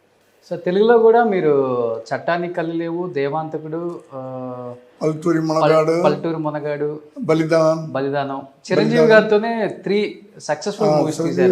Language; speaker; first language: Telugu; native; Telugu